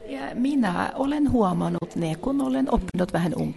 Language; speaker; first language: Finnish; non-native, fluent; Norwegian